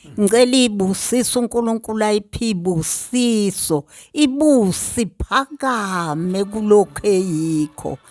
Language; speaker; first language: Zulu; native; Zulu